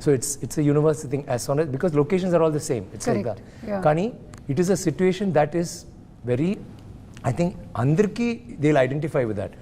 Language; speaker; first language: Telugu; non-native, learner; Tamil